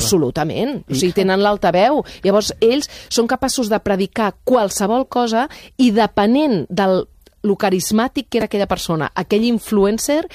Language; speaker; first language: Catalan; native; Catalan